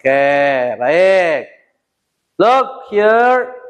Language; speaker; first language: English; non-native, learner; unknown